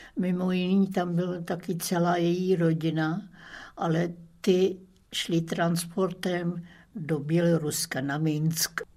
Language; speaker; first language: Czech; early bilingual, other home language; German